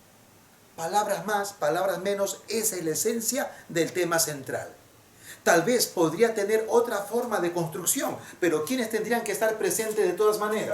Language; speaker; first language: Spanish; native; Spanish